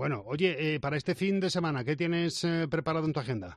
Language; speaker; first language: Spanish; native; Spanish